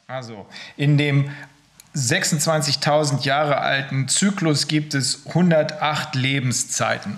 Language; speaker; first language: German; native; German